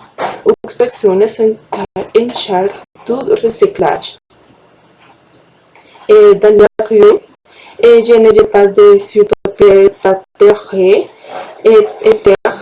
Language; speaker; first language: French; non-native, learner; Spanish